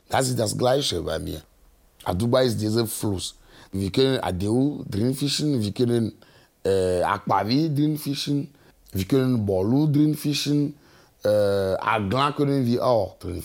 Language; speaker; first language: German; non-native, learner; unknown